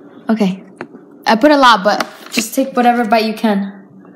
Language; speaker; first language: English; early bilingual, other home language; Spanish